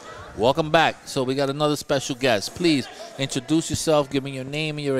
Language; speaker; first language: English; native; English